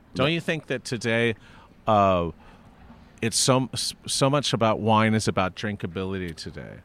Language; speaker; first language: English; native; English